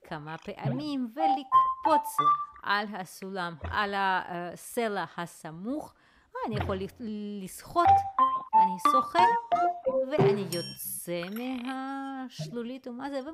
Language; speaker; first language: Hebrew; native; Hebrew